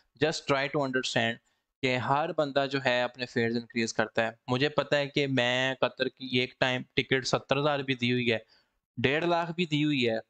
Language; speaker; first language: Hindi; native; Hindi